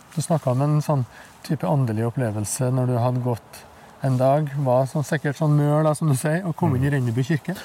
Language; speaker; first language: Norwegian; native; Norwegian